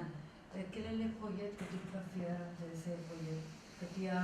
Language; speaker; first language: French; non-native, learner; Spanish